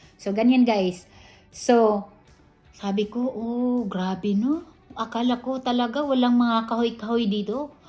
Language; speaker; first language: Filipino; non-native, local second language; Cebuano